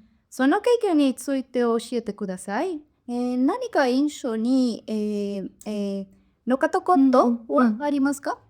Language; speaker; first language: Japanese; non-native, learner; Spanish